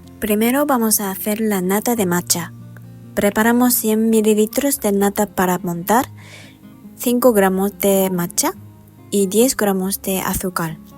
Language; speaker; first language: Spanish; non-native, fluent; Japanese